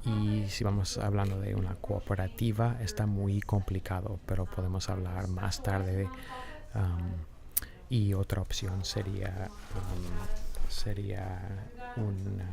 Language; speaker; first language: Spanish; non-native, fluent; English